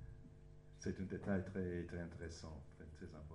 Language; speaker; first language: French; non-native, learner; English